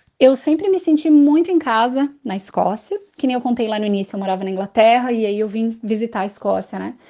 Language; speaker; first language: Portuguese; native; Portuguese